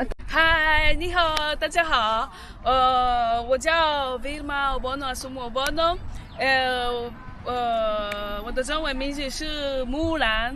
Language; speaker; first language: Chinese; non-native, learner; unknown